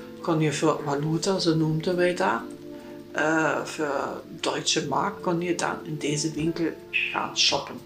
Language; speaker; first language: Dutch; non-native, fluent; German